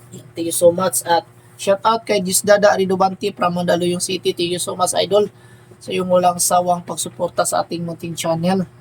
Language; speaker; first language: Filipino; non-native, local second language; Cebuano